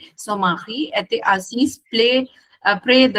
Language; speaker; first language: French; non-native, learner; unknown